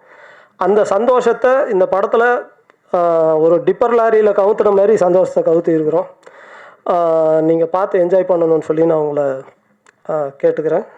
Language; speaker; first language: Tamil; native; Tamil